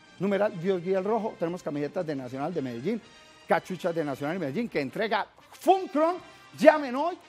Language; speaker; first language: Spanish; native; Spanish